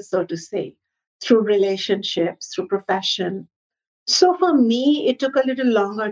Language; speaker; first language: English; non-native, local second language; Hindi